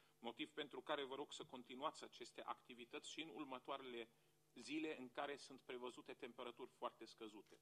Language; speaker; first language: Romanian; non-native, fluent; Arabic